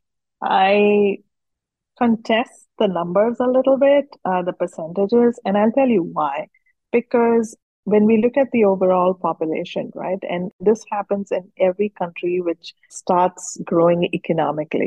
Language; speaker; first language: English; non-native, local second language; Hindi